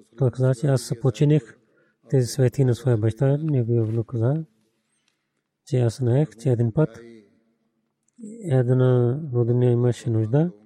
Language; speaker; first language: Bulgarian; non-native, learner; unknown